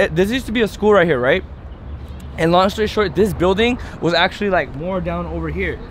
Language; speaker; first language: English; early bilingual, other home language; Spanish